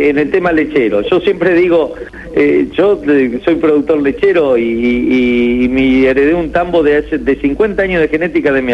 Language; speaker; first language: Spanish; native; Spanish